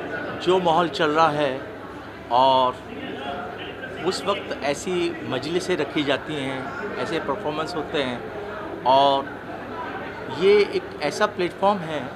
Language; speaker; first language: Hindi; native; Hindi